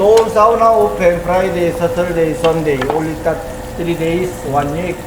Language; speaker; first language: English; non-native, learner; Korean